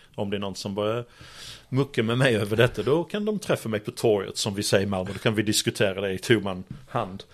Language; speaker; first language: Swedish; non-native, fluent; English